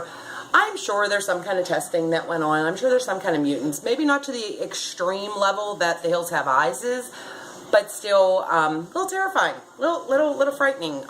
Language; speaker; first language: English; native; English